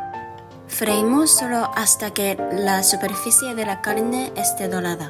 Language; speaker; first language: Spanish; non-native, fluent; Japanese